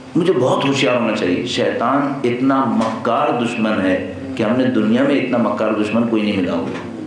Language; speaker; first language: Urdu; native; Urdu